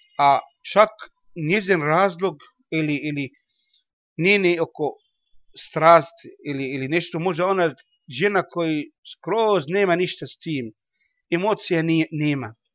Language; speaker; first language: Croatian; non-native, learner; Arabic